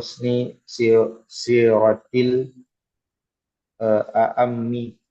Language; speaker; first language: Arabic; non-native, learner; Indonesian